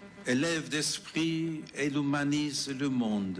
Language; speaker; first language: French; non-native, fluent; English